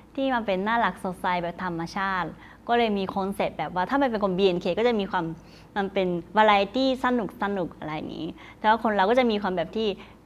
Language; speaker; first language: Thai; non-native, learner; Japanese